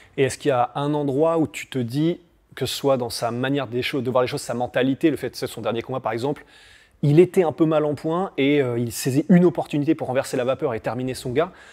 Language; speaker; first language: French; native; French